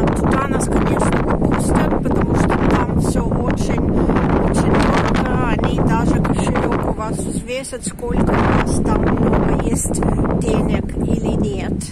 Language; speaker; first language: Russian; non-native, learner; English